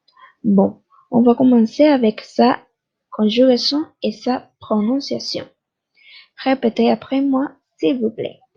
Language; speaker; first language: French; non-native, fluent; Spanish